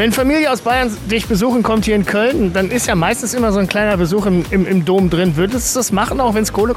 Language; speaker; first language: German; native; German